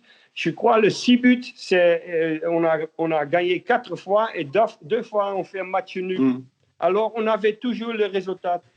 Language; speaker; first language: French; non-native, learner; Dutch